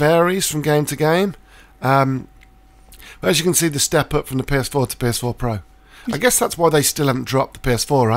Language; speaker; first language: English; native; English